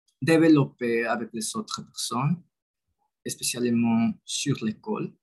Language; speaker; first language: French; non-native, learner; Spanish